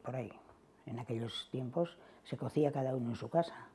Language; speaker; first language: Spanish; native; Spanish